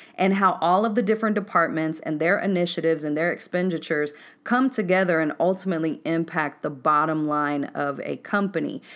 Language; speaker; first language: English; native; English